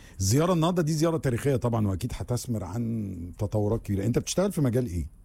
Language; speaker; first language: Egyptian Arabic; native; Egyptian Arabic